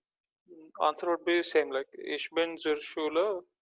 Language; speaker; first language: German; non-native, learner; Telugu